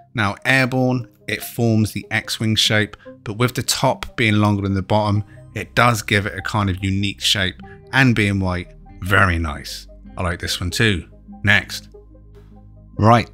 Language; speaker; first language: English; native; English